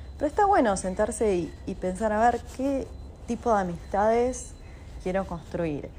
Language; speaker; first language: Spanish; native; Spanish